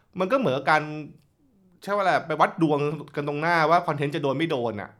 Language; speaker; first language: Thai; native; Thai